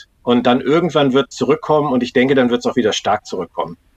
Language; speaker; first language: German; native; German